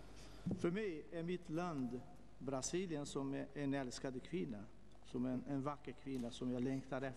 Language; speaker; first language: Swedish; non-native, fluent; Portuguese